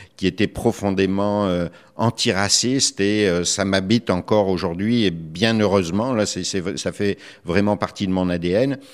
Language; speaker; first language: French; native; French